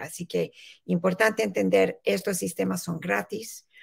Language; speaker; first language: Spanish; early bilingual, heritage; Spanish